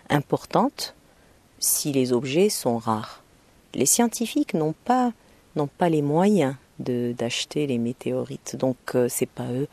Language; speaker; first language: French; non-native, local second language; Arabic